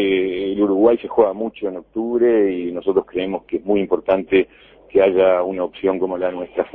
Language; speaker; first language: Spanish; native; Spanish